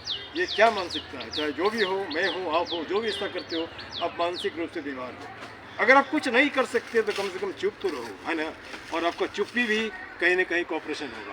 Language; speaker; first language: Hindi; native; Hindi